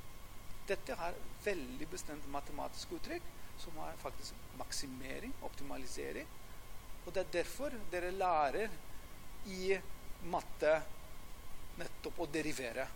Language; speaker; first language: Norwegian; non-native, fluent; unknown